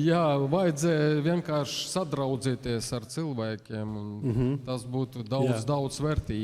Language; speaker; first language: Latvian; non-native, local second language; Russian